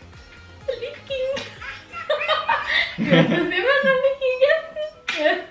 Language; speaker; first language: German; non-native, learner; Filipino